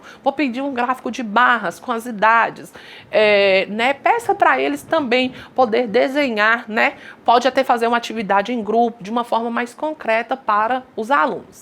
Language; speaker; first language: Portuguese; native; Portuguese